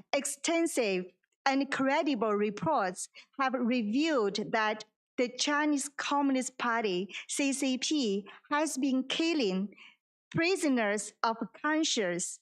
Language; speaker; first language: English; non-native, fluent; Chinese